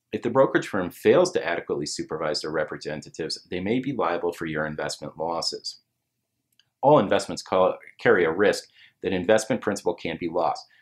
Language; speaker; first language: English; native; English